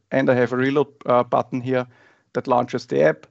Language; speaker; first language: English; non-native, fluent; German